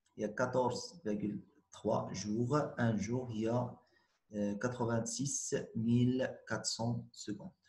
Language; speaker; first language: French; non-native, local second language; Arabic